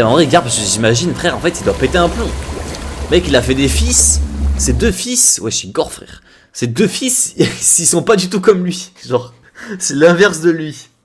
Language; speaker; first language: French; native; French